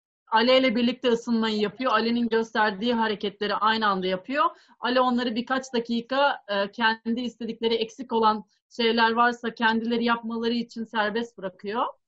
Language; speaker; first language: Turkish; native; Turkish